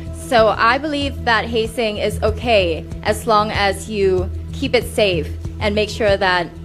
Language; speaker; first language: English; non-native, fluent; Thai